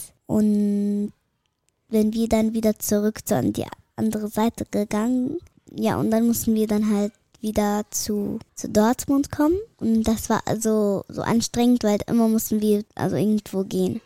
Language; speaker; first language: German; early bilingual, other home language; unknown